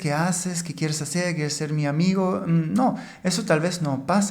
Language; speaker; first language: Spanish; non-native, fluent; German